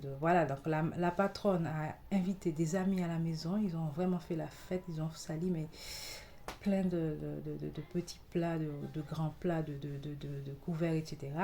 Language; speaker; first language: French; non-native, local second language; Haitian Creole